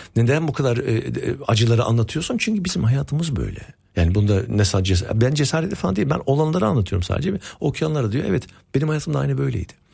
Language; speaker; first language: Turkish; early bilingual, heritage; Turkish